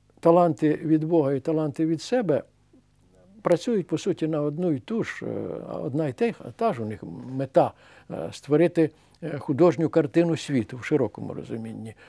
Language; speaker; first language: Ukrainian; native; Ukrainian